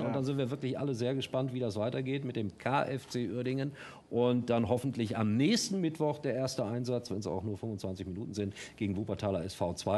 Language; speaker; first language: German; native; German